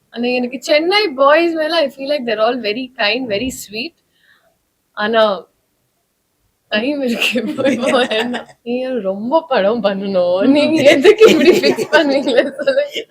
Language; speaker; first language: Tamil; non-native, learner; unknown